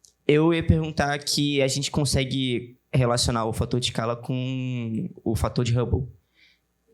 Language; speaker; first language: Portuguese; native; Portuguese